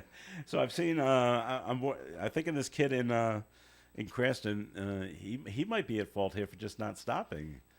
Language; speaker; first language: English; native; English